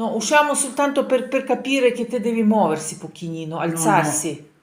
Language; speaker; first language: Italian; non-native, learner; Ukrainian